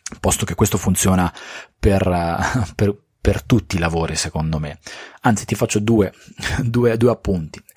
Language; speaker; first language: Italian; native; Italian